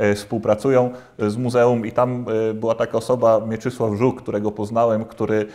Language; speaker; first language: Polish; native; Polish